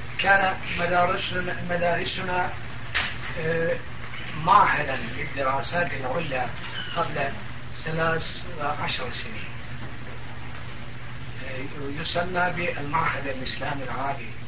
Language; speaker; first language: Arabic; non-native, fluent; Turkish